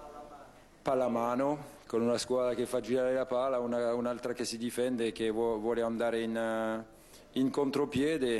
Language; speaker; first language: Italian; non-native, fluent; French